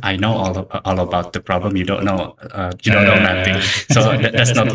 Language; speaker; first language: English; non-native, learner; Indonesian